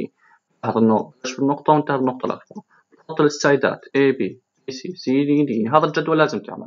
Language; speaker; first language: Arabic; native; Arabic